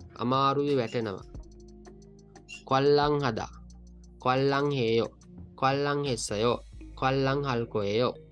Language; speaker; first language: Korean; non-native, learner; Sinhala